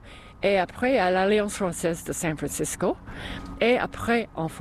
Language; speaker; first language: French; non-native, local second language; English